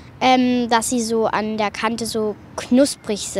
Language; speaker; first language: German; native; German